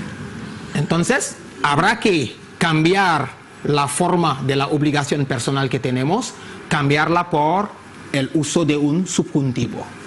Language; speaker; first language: Spanish; non-native, fluent; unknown